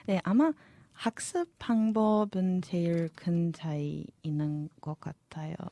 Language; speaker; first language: Korean; non-native, fluent; Serbian